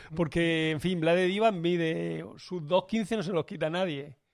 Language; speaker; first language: Spanish; native; Spanish